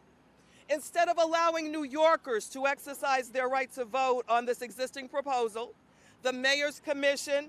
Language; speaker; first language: English; native; English